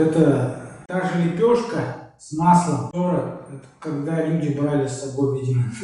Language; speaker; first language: Russian; native; Russian